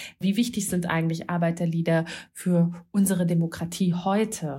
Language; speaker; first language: German; native; German